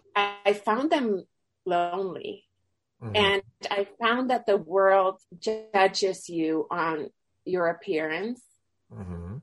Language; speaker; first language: English; early bilingual, other home language; Swedish